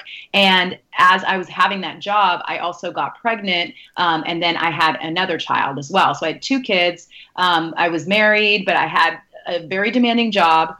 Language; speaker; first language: English; native; English